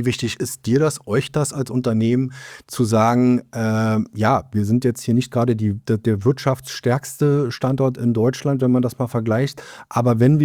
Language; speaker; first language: German; native; German